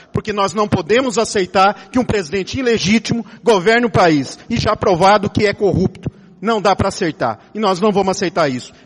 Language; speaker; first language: Portuguese; native; Portuguese